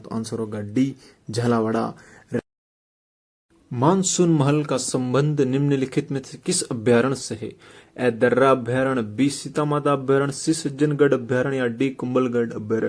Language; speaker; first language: Hindi; native; Hindi